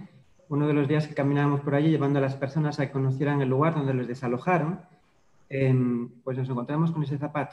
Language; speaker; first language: Spanish; native; Spanish